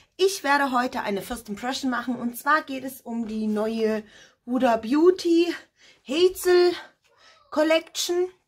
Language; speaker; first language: German; non-native, fluent; Russian